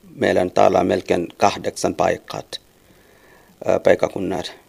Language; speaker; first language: Finnish; non-native, learner; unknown